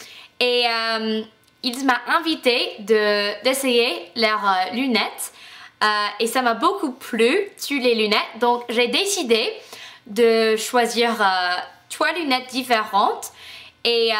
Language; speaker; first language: French; non-native, fluent; English